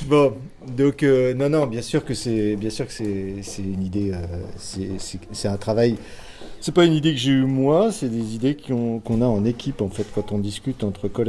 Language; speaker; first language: French; native; French